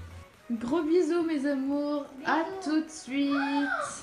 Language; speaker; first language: French; native; French